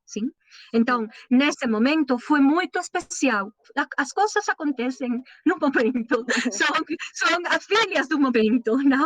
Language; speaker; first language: Portuguese; non-native, learner; Spanish